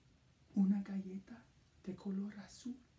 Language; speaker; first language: Spanish; non-native, fluent; English